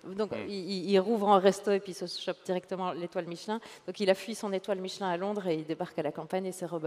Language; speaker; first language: French; native; French